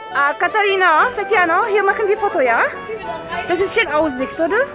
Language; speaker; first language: German; non-native, learner; Czech